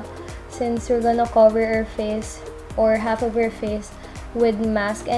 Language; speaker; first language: English; non-native, local second language; Filipino